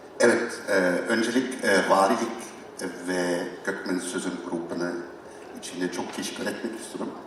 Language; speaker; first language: Turkish; non-native, learner; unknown